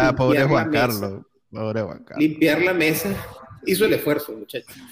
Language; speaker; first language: Spanish; native; Spanish